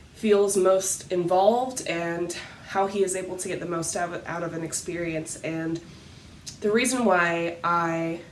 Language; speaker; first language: English; native; English